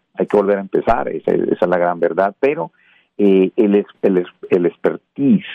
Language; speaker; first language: Spanish; native; Spanish